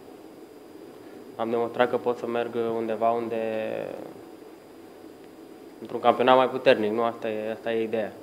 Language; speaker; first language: Romanian; early bilingual, heritage; Romanian